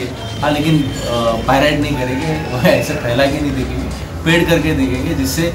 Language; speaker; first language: Hindi; native; Hindi